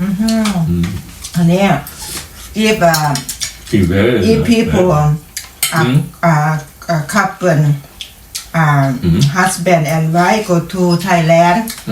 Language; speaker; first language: English; non-native, learner; Thai